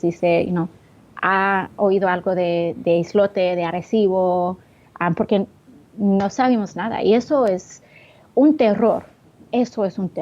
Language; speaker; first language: Spanish; early bilingual, heritage; English